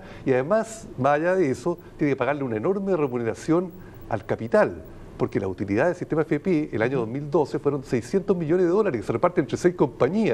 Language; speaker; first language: Spanish; native; Spanish